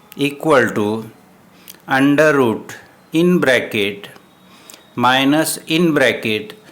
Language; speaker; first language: English; non-native, local second language; Marathi